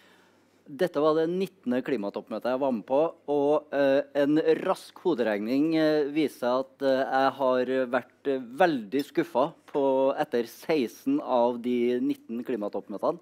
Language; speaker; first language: Norwegian; native; Norwegian